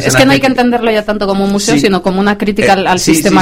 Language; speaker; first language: Spanish; native; Spanish